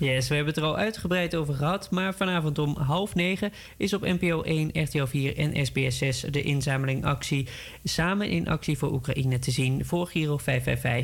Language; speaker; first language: Dutch; native; Dutch